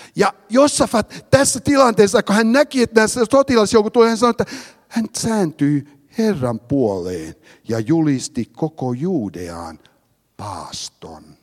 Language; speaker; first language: Finnish; early bilingual, heritage; Finnish